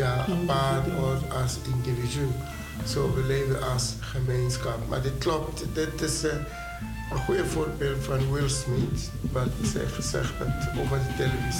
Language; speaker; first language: Dutch; non-native, fluent; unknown